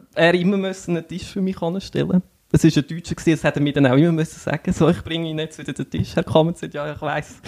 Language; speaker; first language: German; native; German